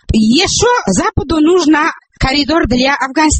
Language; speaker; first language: Russian; non-native, local second language; Uzbek